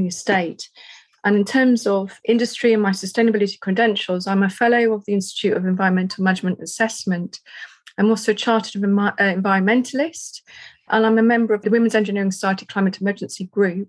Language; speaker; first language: English; native; English